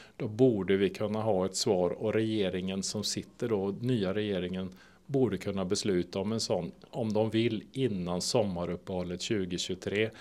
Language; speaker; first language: Swedish; native; Swedish